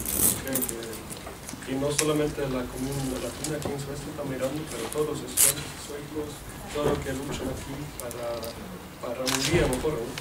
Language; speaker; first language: Spanish; early bilingual, heritage; Spanish